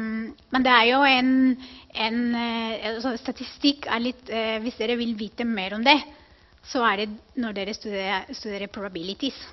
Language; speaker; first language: Norwegian; non-native, fluent; Spanish